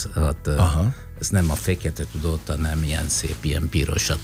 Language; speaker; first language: Hungarian; non-native, fluent; Italian